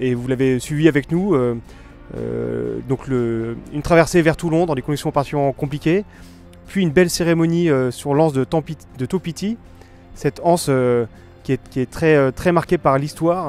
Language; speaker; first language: French; native; French